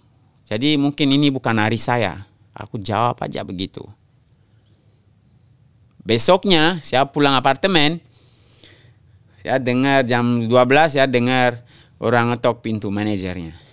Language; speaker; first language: Indonesian; non-native, local second language; French